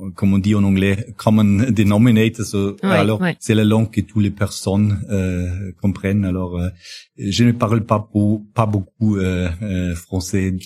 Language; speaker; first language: French; non-native, learner; German